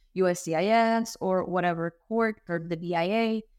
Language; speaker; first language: English; early bilingual, other home language; Spanish